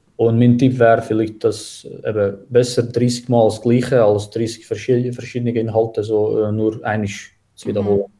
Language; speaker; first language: German; non-native, fluent; Croatian